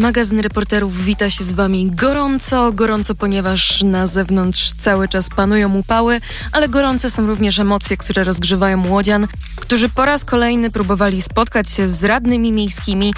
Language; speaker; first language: Polish; native; Polish